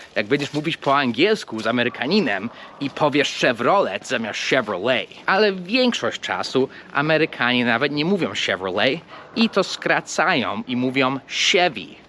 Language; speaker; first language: Polish; non-native, fluent; English